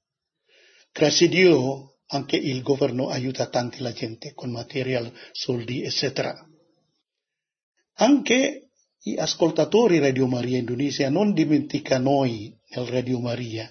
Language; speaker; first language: Italian; non-native, learner; Indonesian